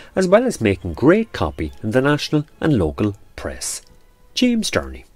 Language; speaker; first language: English; native; English